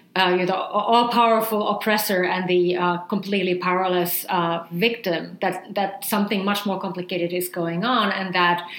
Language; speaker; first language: English; non-native, fluent; Finnish